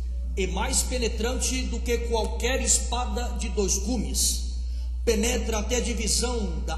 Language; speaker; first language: Portuguese; native; Portuguese